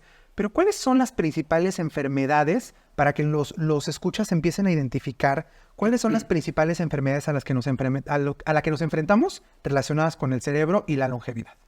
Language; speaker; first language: Spanish; native; Spanish